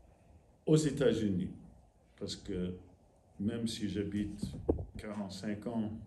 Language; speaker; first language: French; non-native, fluent; English